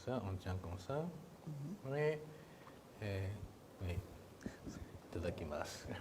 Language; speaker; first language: French; non-native, fluent; Japanese